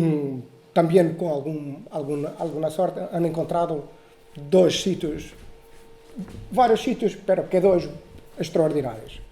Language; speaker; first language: Spanish; non-native, learner; Portuguese